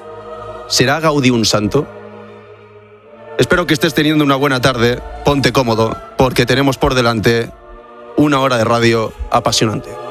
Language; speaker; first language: Spanish; native; Spanish